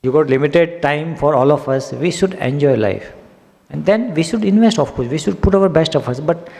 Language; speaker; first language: English; non-native, local second language; Hindi